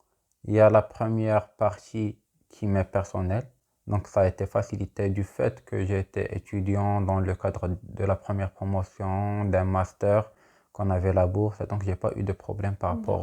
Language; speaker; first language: French; non-native, local second language; Arabic